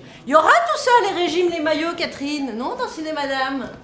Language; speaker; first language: French; native; French